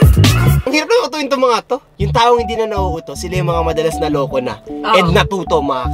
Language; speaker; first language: Filipino; native; Filipino